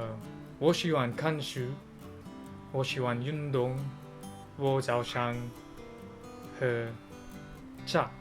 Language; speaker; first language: Chinese; non-native, learner; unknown